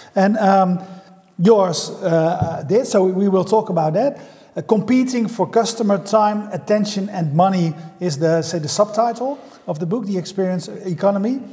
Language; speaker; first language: English; non-native, fluent; Dutch